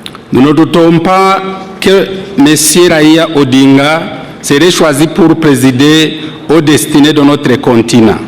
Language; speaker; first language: French; non-native, local second language; Rundi